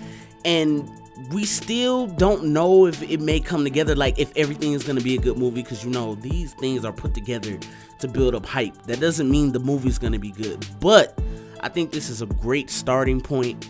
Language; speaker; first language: English; native; English